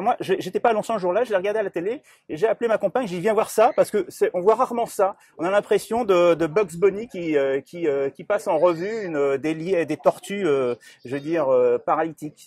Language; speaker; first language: French; native; French